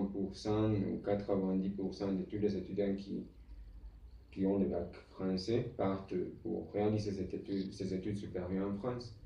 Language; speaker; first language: French; non-native, fluent; Spanish